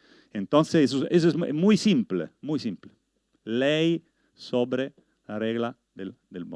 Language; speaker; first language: Spanish; non-native, learner; Italian